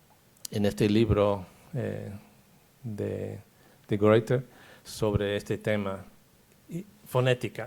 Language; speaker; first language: Spanish; non-native, fluent; English